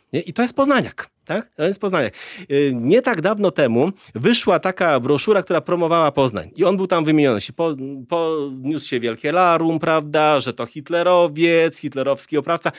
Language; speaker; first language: Polish; native; Polish